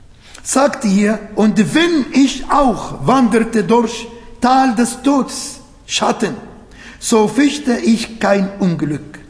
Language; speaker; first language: German; non-native, fluent; Arabic